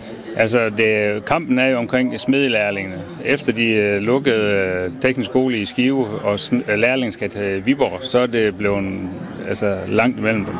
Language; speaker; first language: Danish; native; Danish